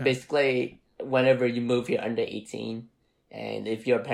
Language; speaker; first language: English; non-native, fluent; Vietnamese